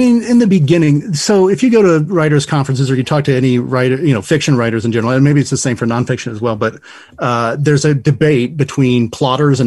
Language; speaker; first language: English; native; English